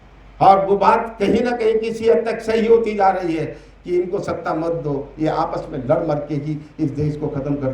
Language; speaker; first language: Hindi; native; Hindi